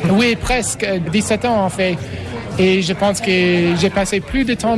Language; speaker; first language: French; non-native, fluent; English